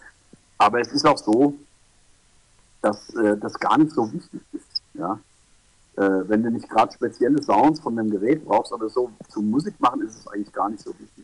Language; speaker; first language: German; native; German